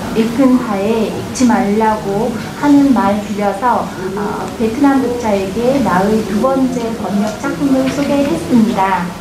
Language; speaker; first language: Korean; non-native, fluent; Vietnamese